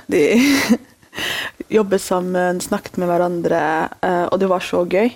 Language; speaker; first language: Norwegian; early bilingual, other home language; Tigrinya